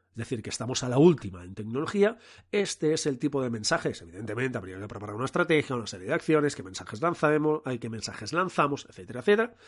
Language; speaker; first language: Spanish; non-native, local second language; Catalan